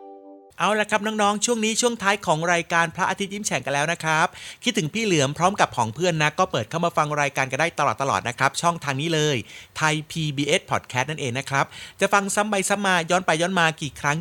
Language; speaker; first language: Thai; native; Thai